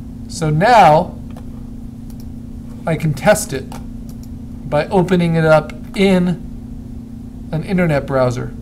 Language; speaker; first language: English; native; English